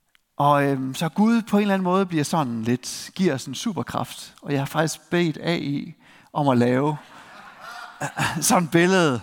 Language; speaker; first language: Danish; native; Danish